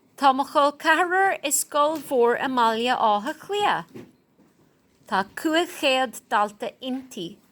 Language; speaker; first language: Irish; non-native, local second language; English